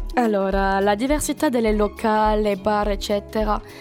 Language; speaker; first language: Italian; non-native, learner; French